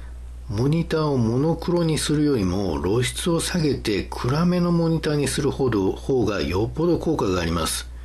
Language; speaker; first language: Japanese; native; Japanese